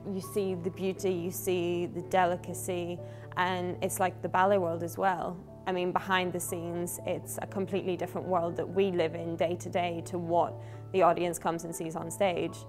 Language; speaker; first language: English; native; English